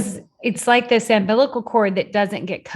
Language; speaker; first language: English; native; English